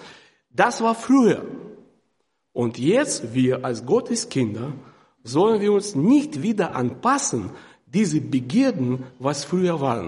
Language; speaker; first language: German; non-native, fluent; Russian